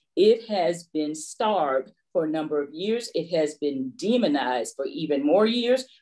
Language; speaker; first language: English; native; English